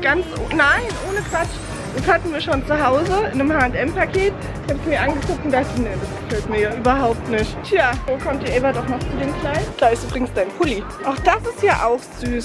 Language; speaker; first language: German; native; German